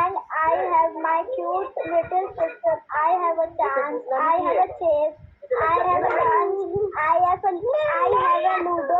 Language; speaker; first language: English; non-native, learner; Hindi